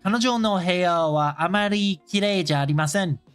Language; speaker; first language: Japanese; non-native, learner; English